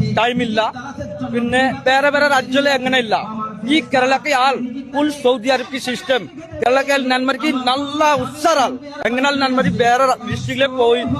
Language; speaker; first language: Malayalam; non-native, learner; Bangla